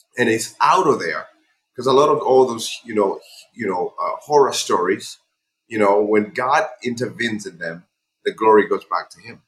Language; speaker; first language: English; non-native, local second language; Ganda